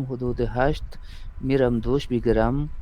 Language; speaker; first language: Persian; non-native, learner; Urdu